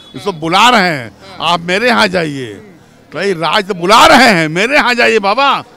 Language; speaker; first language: Hindi; native; Hindi